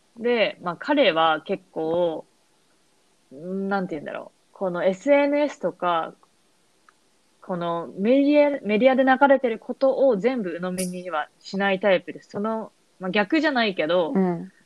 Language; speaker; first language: Japanese; native; Japanese